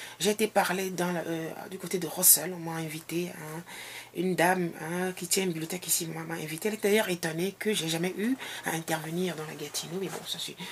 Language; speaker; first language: French; non-native, local second language; Ewe